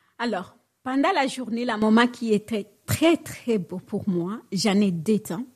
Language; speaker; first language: French; non-native, local second language; Swahili